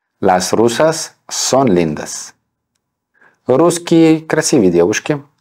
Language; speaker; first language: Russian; non-native, fluent; Spanish